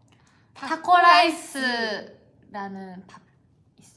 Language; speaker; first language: Korean; non-native, fluent; Japanese